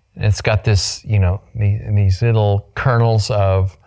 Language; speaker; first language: English; native; English